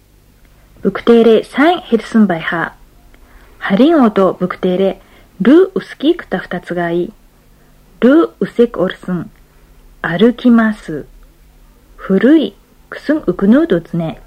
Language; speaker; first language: Mongolian; non-native, fluent; Japanese